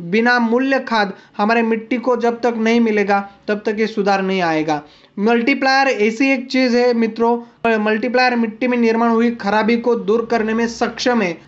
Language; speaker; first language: Hindi; non-native, local second language; Marathi